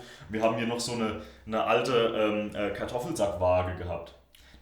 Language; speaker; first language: German; native; German